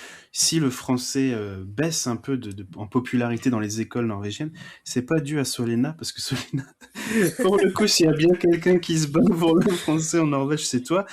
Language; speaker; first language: French; native; French